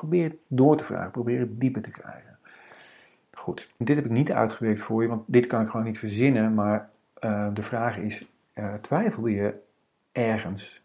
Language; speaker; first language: Dutch; native; Dutch